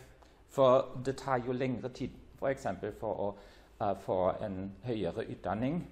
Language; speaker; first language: Norwegian; non-native, fluent; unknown